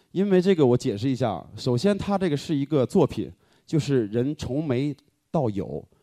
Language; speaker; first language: Chinese; native; Chinese